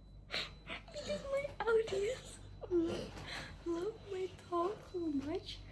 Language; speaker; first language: English; non-native, local second language; Indonesian